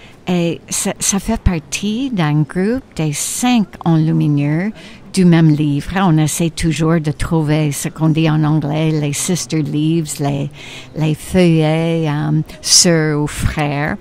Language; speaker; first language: French; non-native, fluent; English